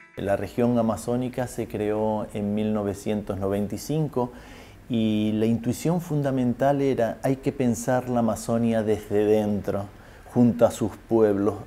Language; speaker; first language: Spanish; native; Spanish